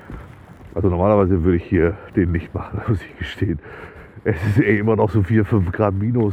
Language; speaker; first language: German; native; German